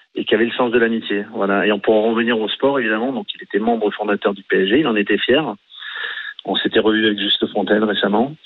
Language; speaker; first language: French; native; French